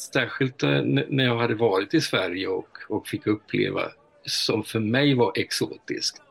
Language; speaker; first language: Swedish; early bilingual, heritage; Swedish